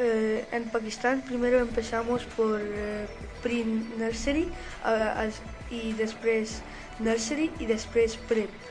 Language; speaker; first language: Spanish; non-native, learner; Urdu